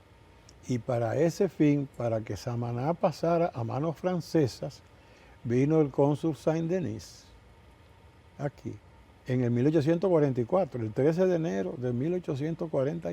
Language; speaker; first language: Spanish; native; Spanish